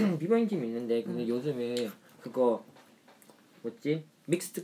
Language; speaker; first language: Korean; non-native, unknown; German